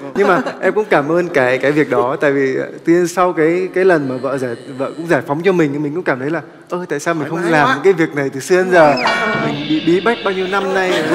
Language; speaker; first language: Vietnamese; native; Vietnamese